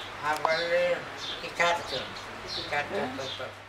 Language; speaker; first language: Hebrew; non-native, fluent; Polish